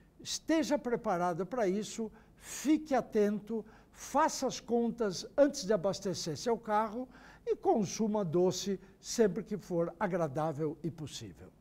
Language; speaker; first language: Portuguese; native; Portuguese